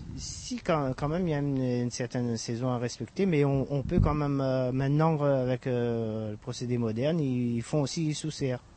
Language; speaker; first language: French; native; French